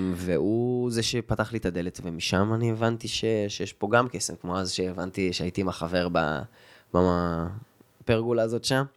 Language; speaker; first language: Hebrew; native; Hebrew